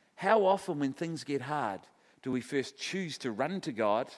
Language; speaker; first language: English; native; English